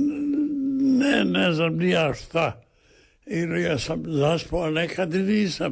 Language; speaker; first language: Serbian; native; Serbian